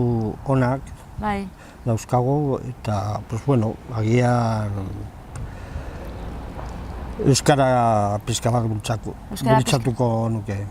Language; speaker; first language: Basque; non-native, local second language; Spanish